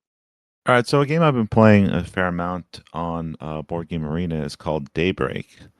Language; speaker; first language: English; native; English